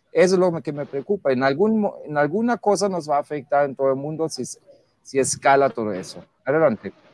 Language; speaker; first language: Spanish; non-native, fluent; German